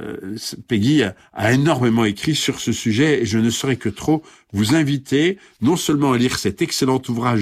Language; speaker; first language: French; native; French